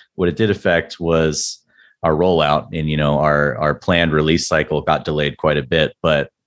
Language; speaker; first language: English; native; English